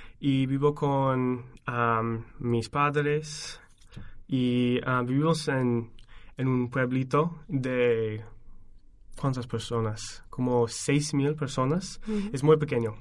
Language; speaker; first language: Spanish; non-native, fluent; English